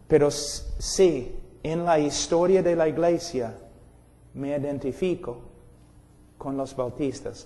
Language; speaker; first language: Spanish; non-native, fluent; English